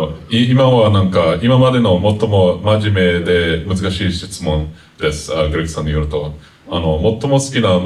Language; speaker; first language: Japanese; non-native, fluent; English